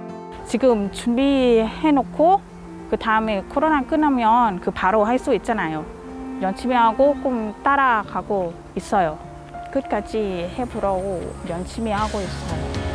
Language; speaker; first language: Korean; non-native, fluent; Thai